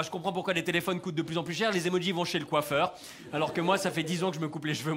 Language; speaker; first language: French; native; French